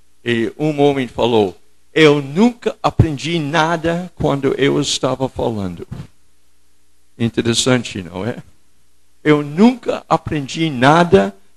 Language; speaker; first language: Portuguese; non-native, fluent; English